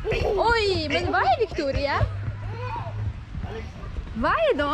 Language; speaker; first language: Swedish; non-native, fluent; Indonesian